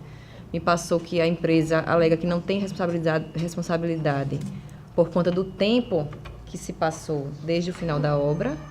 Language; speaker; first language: Portuguese; native; Portuguese